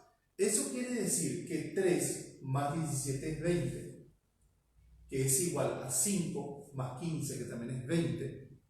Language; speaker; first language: Spanish; native; Spanish